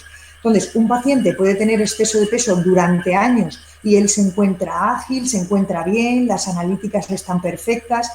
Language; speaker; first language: Spanish; native; Spanish